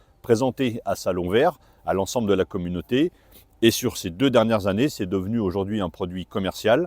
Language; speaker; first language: French; native; French